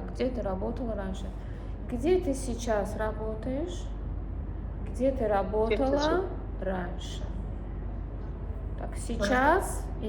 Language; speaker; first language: Russian; non-native, fluent; Azerbaijani